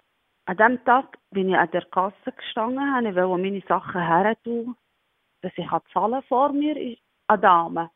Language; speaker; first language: German; non-native, learner; Arabic